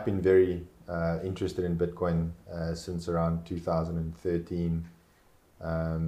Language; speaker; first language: English; non-native, local second language; Afrikaans